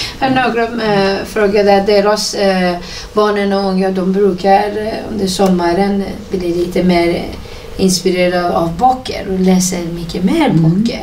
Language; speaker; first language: Swedish; non-native, fluent; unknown